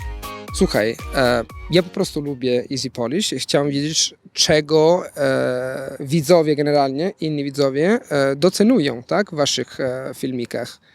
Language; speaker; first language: Polish; non-native, fluent; Italian